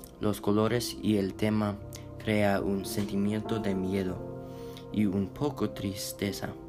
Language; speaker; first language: Spanish; non-native, learner; English